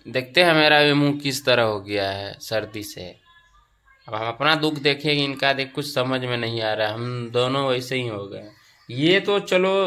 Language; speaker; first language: Hindi; native; Hindi